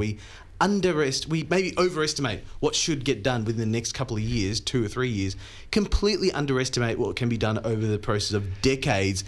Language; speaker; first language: English; non-native, local second language; Hindi